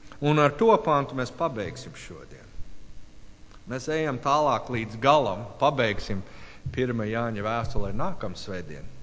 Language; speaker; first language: Latvian; non-native, learner; English